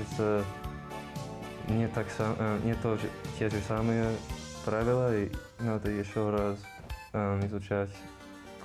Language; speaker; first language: Russian; non-native, learner; English